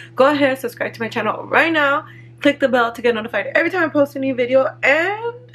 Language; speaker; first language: English; early bilingual, other home language; Spanish